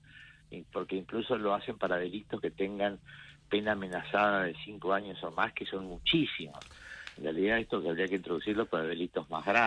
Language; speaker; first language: Spanish; native; Spanish